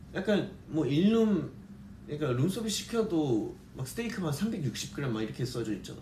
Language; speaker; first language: Korean; early bilingual, heritage; Korean